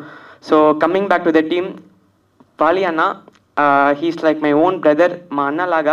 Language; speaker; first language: Telugu; early bilingual, heritage; Telugu